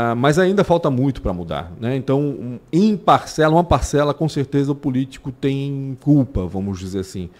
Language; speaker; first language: Portuguese; early bilingual, other home language; Spanish